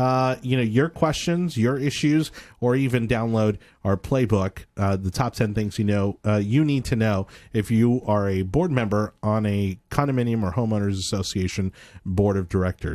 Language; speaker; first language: English; native; English